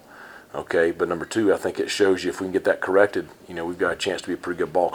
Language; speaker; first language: English; native; English